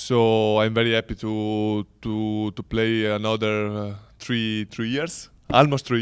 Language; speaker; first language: English; non-native, learner; Italian